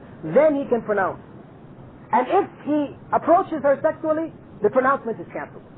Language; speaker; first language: English; native; English